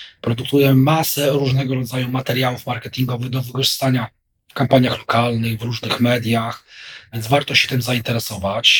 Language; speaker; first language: Polish; native; Polish